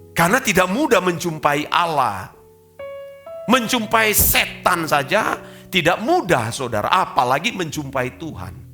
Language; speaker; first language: Indonesian; native; Indonesian